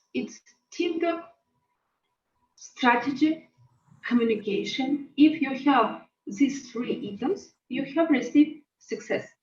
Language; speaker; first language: English; non-native, learner; Russian